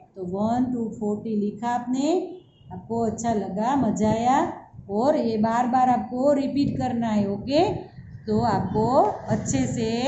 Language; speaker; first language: Hindi; non-native, local second language; Gujarati